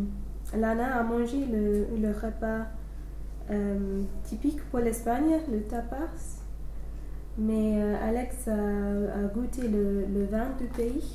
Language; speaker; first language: French; non-native, learner; English